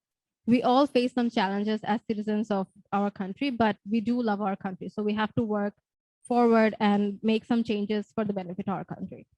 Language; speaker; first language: English; non-native, local second language; Bangla